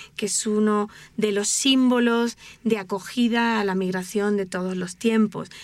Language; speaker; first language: Spanish; native; Spanish